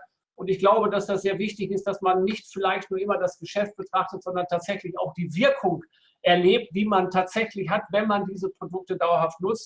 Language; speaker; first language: German; native; German